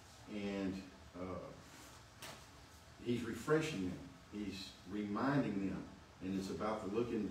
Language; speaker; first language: English; native; English